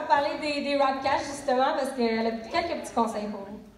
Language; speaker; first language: French; native; French